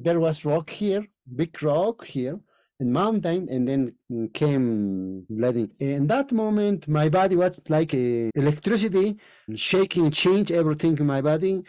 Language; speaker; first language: English; non-native, learner; Spanish